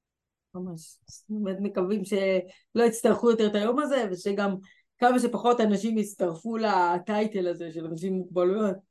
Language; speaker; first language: Hebrew; native; Hebrew